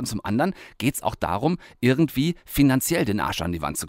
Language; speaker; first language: German; native; German